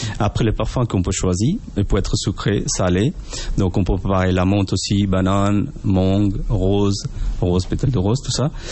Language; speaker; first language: French; non-native, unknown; Punjabi